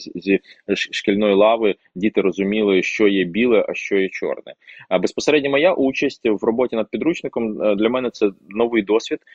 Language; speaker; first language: Ukrainian; non-native, local second language; Russian